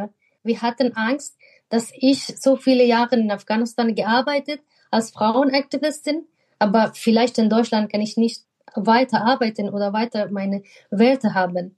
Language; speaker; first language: German; non-native, fluent; Persian